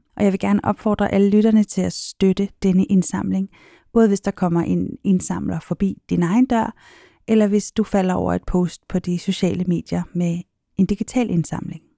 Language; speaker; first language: Danish; native; Danish